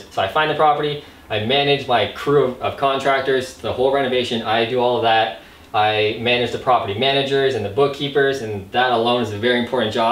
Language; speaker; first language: English; native; English